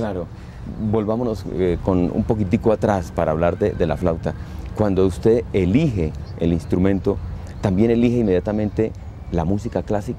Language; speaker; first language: Spanish; native; Spanish